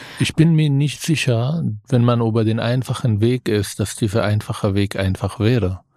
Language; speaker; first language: German; non-native, fluent; Arabic